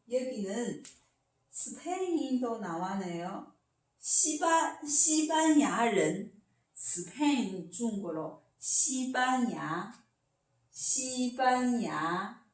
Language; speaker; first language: Korean; non-native, learner; Chinese